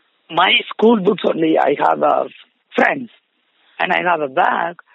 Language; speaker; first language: English; non-native, local second language; Tamil